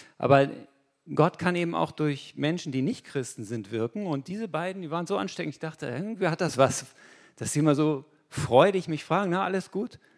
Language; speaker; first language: German; native; German